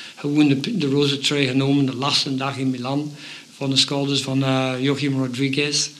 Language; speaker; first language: Dutch; non-native, fluent; English